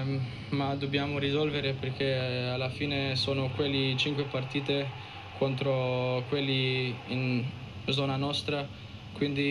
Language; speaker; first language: Italian; non-native, fluent; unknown